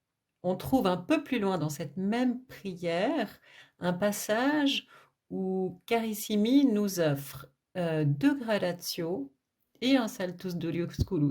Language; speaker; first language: French; native; French